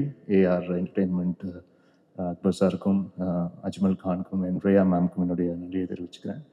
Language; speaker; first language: Tamil; native; Tamil